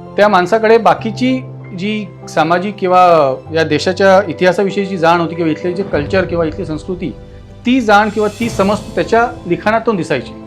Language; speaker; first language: Marathi; native; Marathi